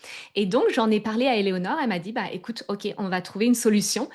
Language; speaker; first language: French; native; French